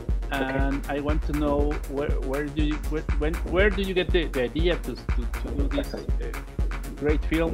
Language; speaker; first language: English; non-native, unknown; Spanish